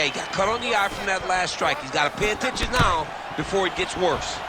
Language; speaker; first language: English; native; English